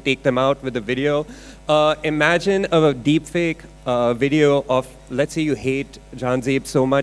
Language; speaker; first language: English; non-native, local second language; Urdu